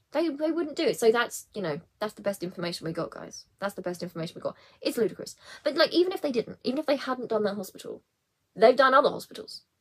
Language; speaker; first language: English; native; English